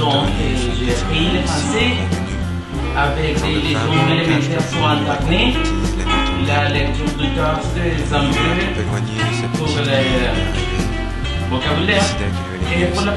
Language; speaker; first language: French; non-native, learner; Spanish